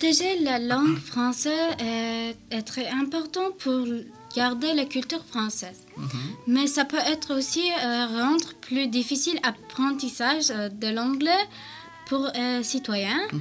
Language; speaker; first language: French; non-native, learner; Turkish